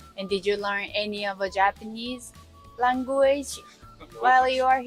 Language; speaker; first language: English; non-native, fluent; Japanese